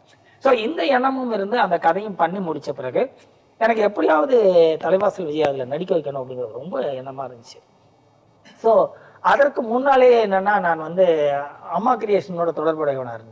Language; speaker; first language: Tamil; native; Tamil